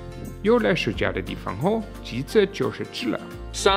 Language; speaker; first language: Chinese; native; Chinese